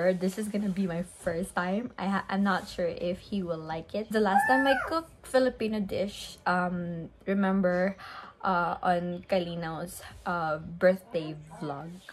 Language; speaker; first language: English; non-native, local second language; Filipino